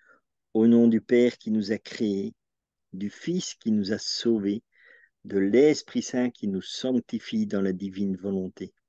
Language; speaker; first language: French; native; French